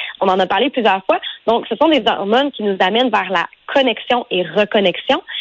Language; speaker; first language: French; native; French